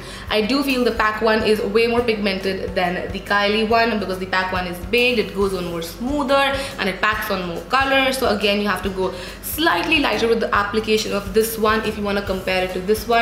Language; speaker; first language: English; non-native, local second language; Hindi